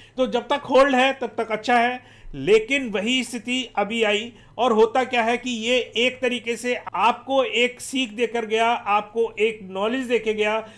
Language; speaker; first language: Hindi; native; Hindi